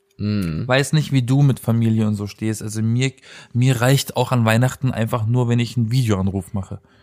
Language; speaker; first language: German; native; German